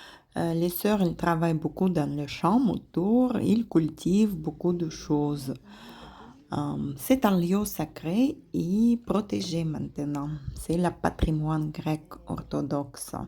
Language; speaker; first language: French; non-native, fluent; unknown